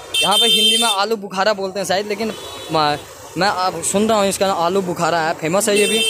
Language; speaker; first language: Hindi; native; Hindi